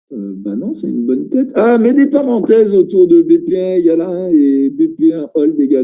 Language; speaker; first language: French; native; French